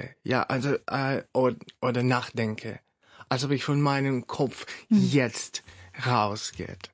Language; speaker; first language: German; non-native, fluent; Russian